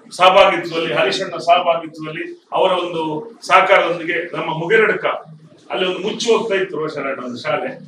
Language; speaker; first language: Kannada; native; Kannada